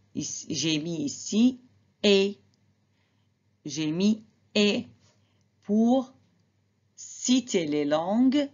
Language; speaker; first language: French; non-native, fluent; Arabic